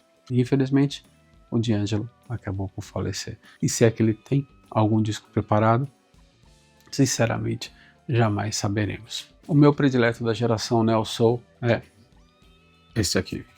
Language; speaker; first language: Portuguese; native; Portuguese